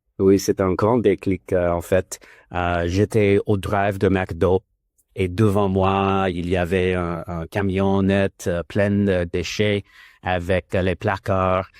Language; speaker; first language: French; non-native, learner; English